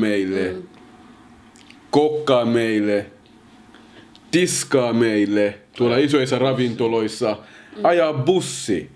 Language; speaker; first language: Finnish; early bilingual, other home language; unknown